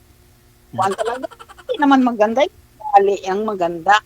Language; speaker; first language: Filipino; non-native, local second language; Chavacano